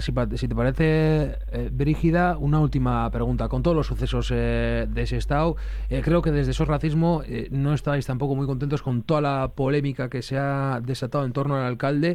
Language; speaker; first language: Spanish; native; Spanish